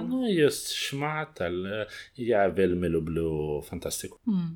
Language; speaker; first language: Belarusian; non-native, learner; Russian